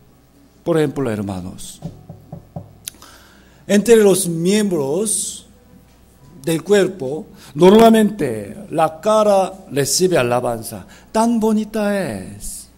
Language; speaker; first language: Spanish; non-native, fluent; Korean